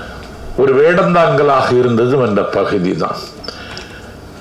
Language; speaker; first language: Tamil; native; Tamil